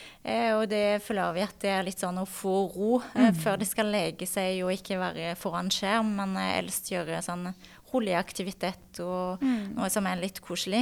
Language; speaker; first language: Norwegian; non-native, fluent; French